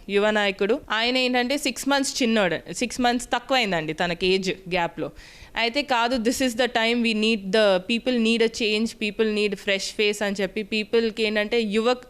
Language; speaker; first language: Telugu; native; Telugu